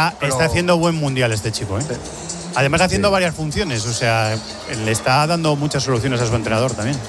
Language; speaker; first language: Spanish; native; Spanish